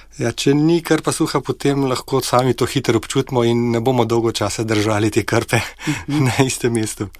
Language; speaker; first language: Slovenian; native; Slovenian